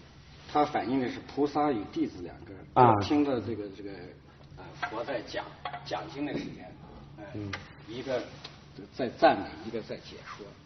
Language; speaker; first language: Chinese; native; Chinese